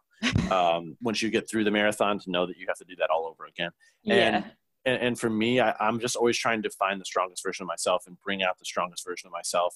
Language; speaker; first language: English; native; English